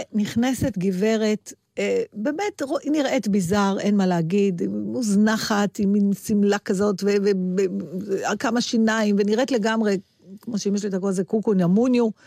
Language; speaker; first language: Hebrew; native; Hebrew